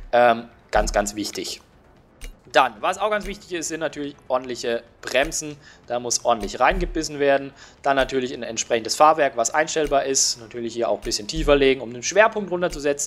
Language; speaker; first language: German; native; German